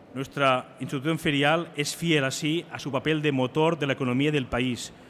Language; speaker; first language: Spanish; non-native, local second language; Catalan